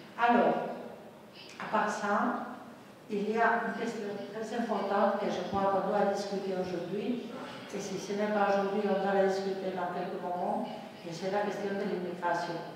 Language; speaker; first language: French; non-native, fluent; Spanish